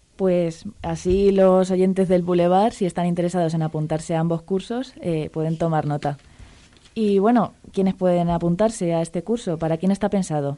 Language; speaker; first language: Spanish; native; Spanish